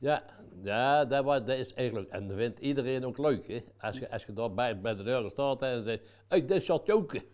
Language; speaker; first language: Dutch; native; Dutch